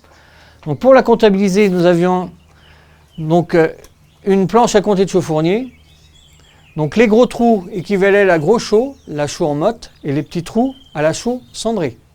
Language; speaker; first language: French; native; French